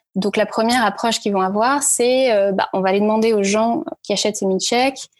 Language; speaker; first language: French; native; French